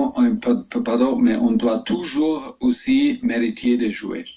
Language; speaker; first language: French; non-native, fluent; German